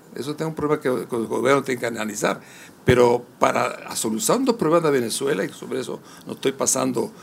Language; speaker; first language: Spanish; native; Spanish